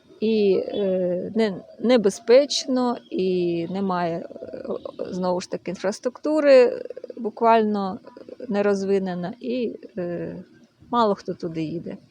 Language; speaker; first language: Ukrainian; native; Ukrainian